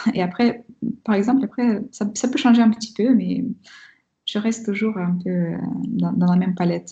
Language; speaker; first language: French; non-native, fluent; Russian